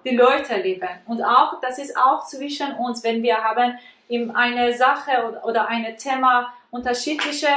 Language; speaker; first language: German; non-native, learner; Persian